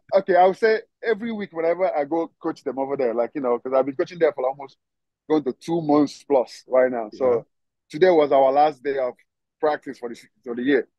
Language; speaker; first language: English; non-native, local second language; Igbo